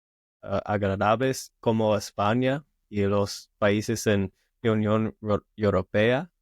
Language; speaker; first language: Spanish; non-native, learner; English